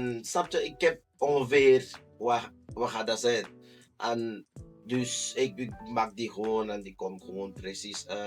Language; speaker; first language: Dutch; non-native, fluent; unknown